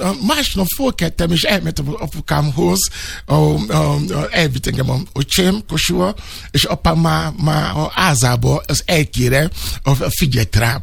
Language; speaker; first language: Hungarian; non-native, fluent; Yoruba